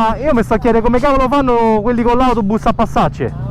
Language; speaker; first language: Italian; native; Italian